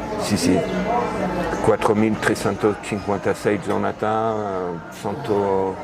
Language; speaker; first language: Italian; non-native, learner; French